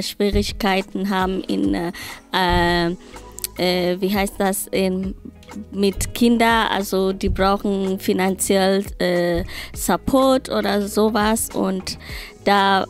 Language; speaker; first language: German; non-native, learner; Swahili